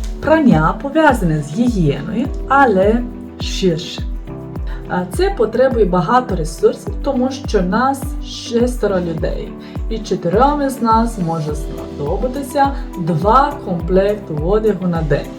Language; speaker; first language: Ukrainian; non-native, fluent; Romanian